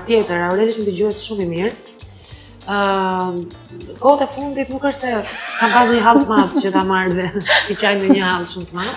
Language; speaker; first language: Albanian; native; Albanian